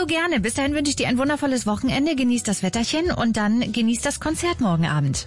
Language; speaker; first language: German; native; German